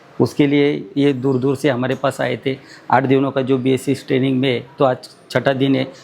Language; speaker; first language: Hindi; non-native, local second language; Marathi